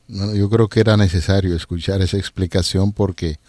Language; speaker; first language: Spanish; native; Spanish